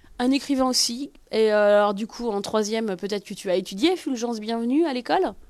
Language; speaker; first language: French; native; French